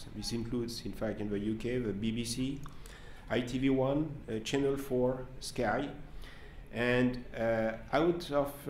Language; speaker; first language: English; non-native, fluent; French